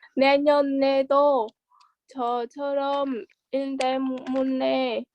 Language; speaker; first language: Korean; non-native, learner; Vietnamese